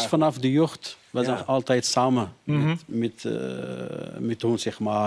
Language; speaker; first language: Dutch; non-native, learner; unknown